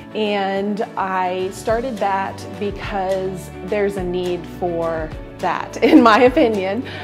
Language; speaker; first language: English; native; English